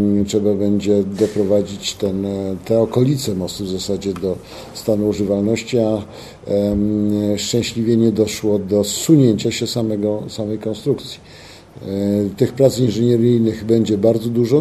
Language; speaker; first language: Polish; native; Polish